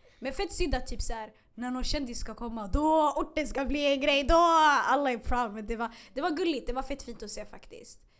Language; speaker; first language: Swedish; early bilingual, other home language; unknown